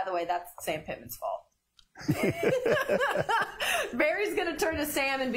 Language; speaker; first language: English; native; English